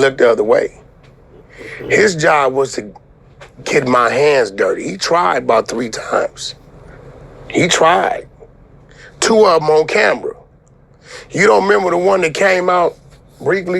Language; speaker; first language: English; native; English